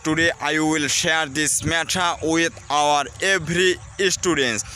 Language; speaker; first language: English; non-native, learner; Bangla